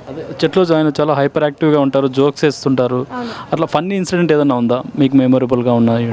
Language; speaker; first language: Telugu; native; Telugu